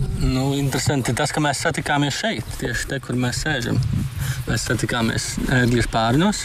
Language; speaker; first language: Latvian; native; Latvian